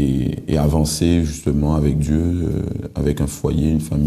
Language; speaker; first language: French; native; French